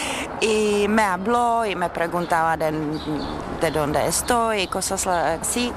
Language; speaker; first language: Spanish; non-native, learner; Czech